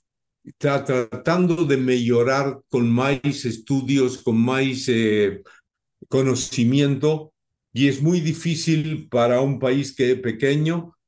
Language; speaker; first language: Portuguese; non-native, learner; Spanish